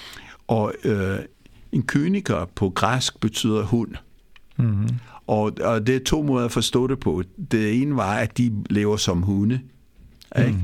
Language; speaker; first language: Danish; early bilingual, other home language; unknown